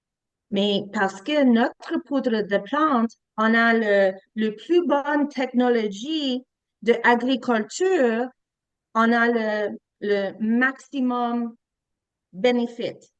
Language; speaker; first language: French; non-native, learner; English